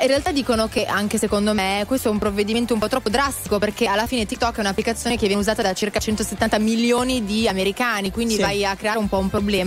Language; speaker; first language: Italian; native; Italian